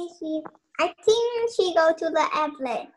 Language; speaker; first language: English; non-native, learner; Vietnamese